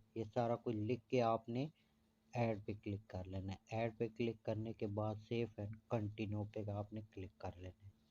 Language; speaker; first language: Urdu; non-native, local second language; Punjabi